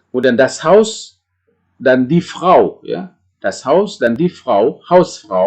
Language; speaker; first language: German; non-native, fluent; Indonesian